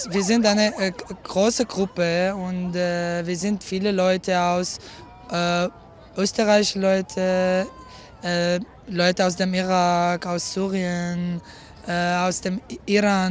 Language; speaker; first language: German; non-native, learner; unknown